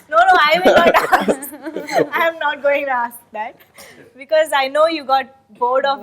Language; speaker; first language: English; non-native, local second language; Telugu